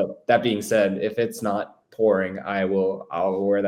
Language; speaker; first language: English; native; English